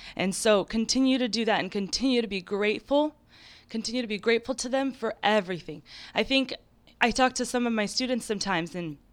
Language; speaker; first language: English; early bilingual, other home language; Ukrainian